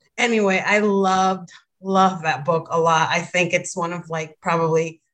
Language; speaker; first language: English; non-native, fluent; Spanish